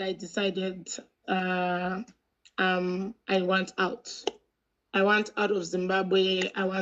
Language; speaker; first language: English; non-native, local second language; Shona